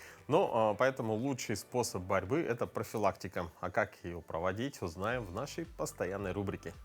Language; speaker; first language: Russian; native; Russian